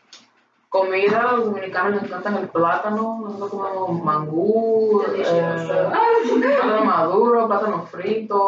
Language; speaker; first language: Spanish; early bilingual, heritage; Spanish